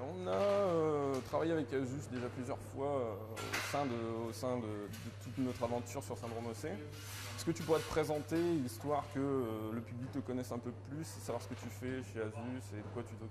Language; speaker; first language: French; native; French